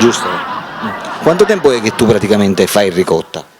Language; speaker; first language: Italian; native; Italian